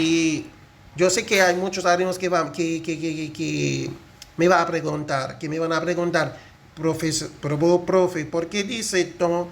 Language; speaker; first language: Spanish; non-native, fluent; Haitian Creole